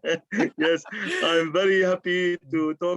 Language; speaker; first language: English; non-native, learner; Arabic